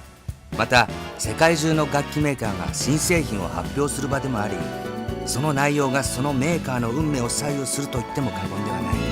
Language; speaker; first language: Japanese; native; Japanese